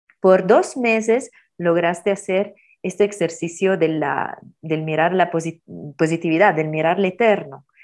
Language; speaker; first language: Spanish; non-native, fluent; Italian